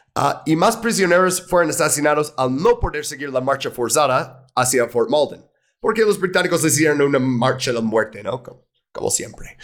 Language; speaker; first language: Spanish; non-native, fluent; English